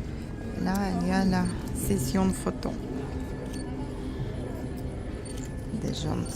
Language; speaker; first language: French; non-native, fluent; Russian